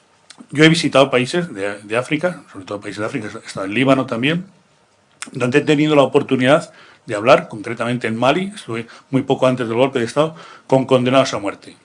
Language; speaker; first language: Spanish; native; Spanish